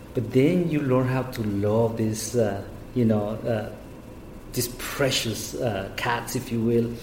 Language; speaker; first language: English; non-native, fluent; Spanish